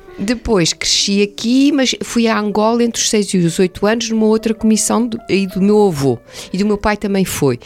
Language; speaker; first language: Portuguese; native; Portuguese